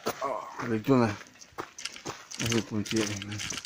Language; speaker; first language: Swedish; non-native, learner; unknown